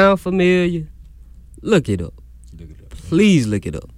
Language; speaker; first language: English; native; English